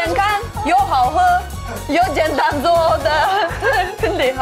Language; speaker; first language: Chinese; non-native, fluent; Russian